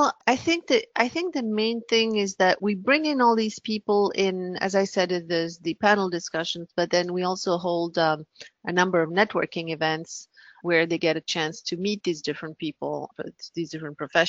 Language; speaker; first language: English; non-native, local second language; French